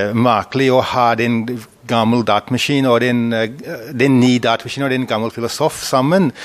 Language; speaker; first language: Norwegian; non-native, learner; English